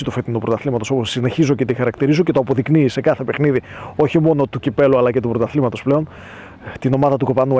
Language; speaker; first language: Greek; native; Greek